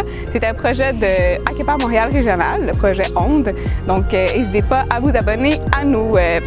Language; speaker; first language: French; native; French